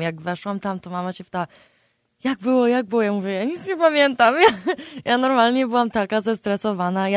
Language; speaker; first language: Polish; early bilingual, heritage; Polish